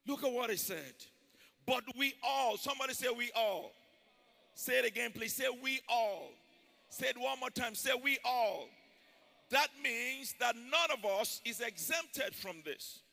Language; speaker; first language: English; non-native, local second language; Yoruba